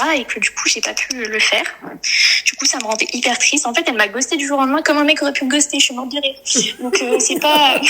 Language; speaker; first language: French; native; French